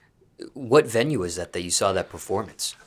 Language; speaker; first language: English; native; English